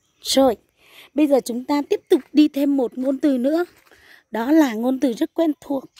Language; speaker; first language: Vietnamese; non-native, local second language; Hmong